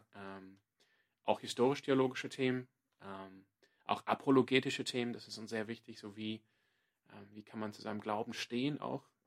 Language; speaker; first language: German; non-native, fluent; English